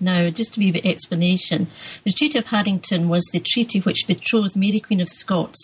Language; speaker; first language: English; native; English